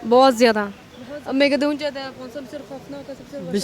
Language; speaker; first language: Hindi; non-native, learner; Persian